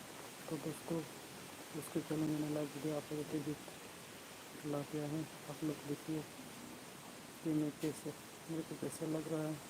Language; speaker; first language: Hindi; non-native, local second language; Santali